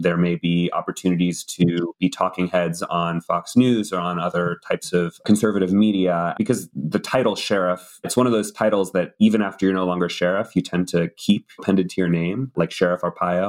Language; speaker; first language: English; native; English